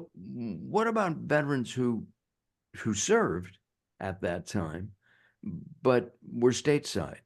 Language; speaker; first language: English; native; English